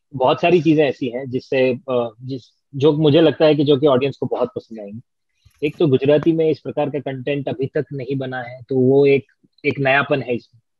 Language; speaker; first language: Hindi; non-native, local second language; Gujarati